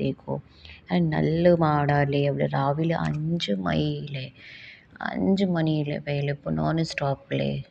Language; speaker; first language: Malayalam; non-native, learner; Hindi